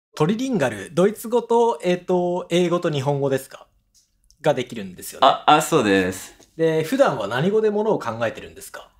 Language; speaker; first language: Japanese; early bilingual, heritage; Japanese